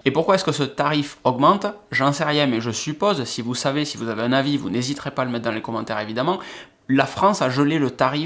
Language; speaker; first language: French; native; French